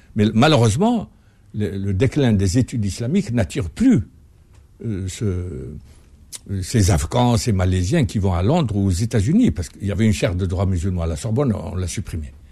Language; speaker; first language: French; non-native, local second language; Arabic